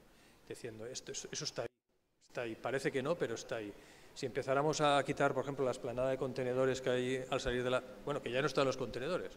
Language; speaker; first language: Spanish; native; Spanish